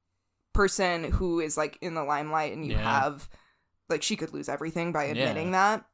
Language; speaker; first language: English; native; English